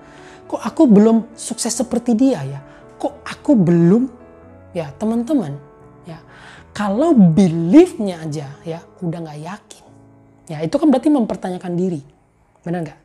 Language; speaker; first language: Indonesian; native; Indonesian